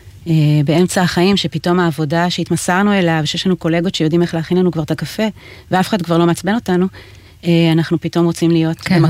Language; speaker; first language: Hebrew; native; Hebrew